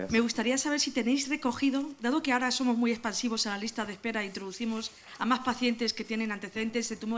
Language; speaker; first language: Spanish; native; Spanish